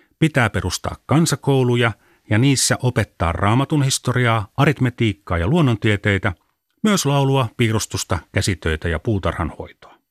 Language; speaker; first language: Finnish; native; Finnish